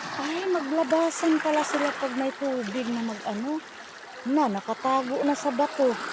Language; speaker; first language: Filipino; native; Filipino